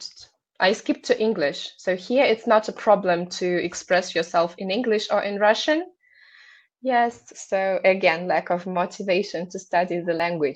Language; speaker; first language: English; non-native, fluent; Russian